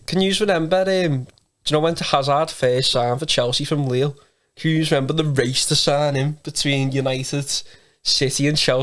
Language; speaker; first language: English; native; English